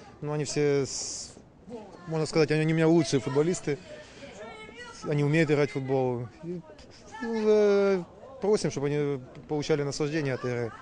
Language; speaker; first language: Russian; non-native, local second language; Ukrainian